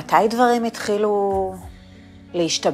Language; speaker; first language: Hebrew; native; Hebrew